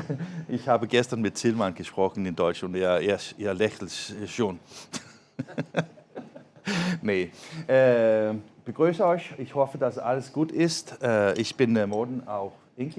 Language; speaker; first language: German; non-native, learner; Danish